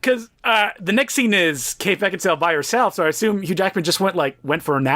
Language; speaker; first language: English; native; English